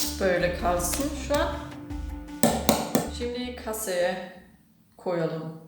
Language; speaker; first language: Turkish; non-native, learner; German